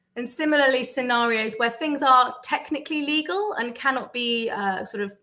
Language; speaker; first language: English; native; English